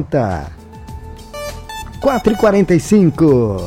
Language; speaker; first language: Portuguese; native; Portuguese